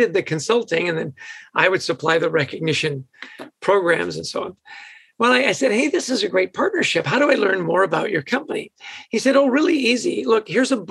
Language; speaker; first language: English; native; English